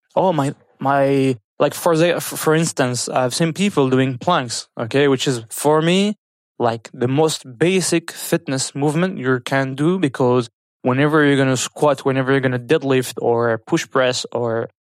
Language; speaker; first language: English; non-native, fluent; French